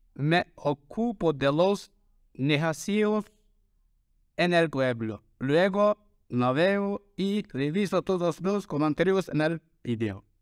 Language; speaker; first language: Spanish; non-native, learner; Turkish